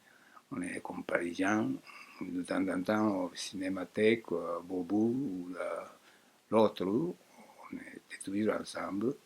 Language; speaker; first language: French; non-native, fluent; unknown